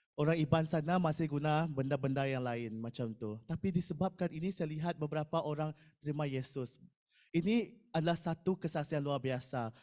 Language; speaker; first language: Malay; non-native, local second language; Iban